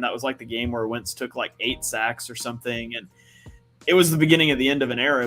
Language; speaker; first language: English; native; English